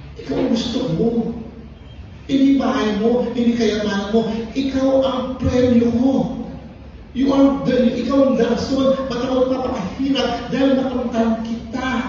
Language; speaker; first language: Filipino; native; Filipino